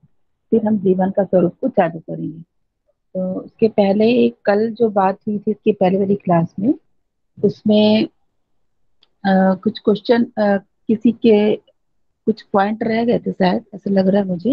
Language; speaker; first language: Hindi; native; Hindi